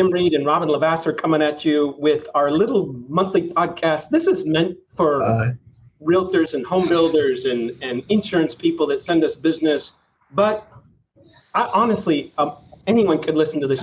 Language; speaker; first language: English; native; English